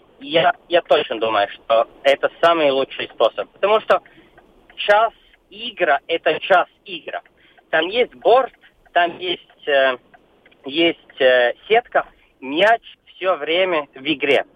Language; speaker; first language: Russian; non-native, local second language; Latvian